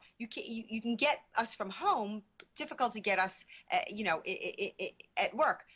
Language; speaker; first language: English; native; English